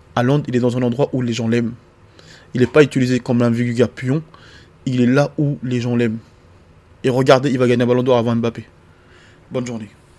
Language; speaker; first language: French; native; French